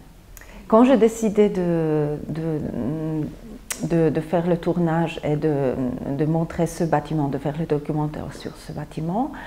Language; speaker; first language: French; non-native, fluent; Polish